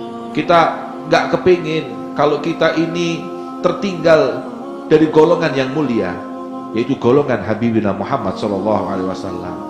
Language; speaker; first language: Indonesian; native; Indonesian